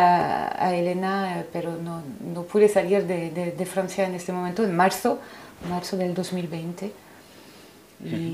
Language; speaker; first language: Spanish; non-native, fluent; French